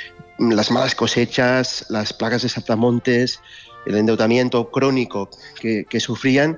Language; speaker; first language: Spanish; native; Spanish